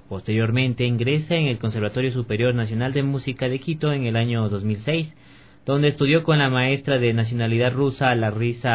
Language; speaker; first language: Spanish; native; Spanish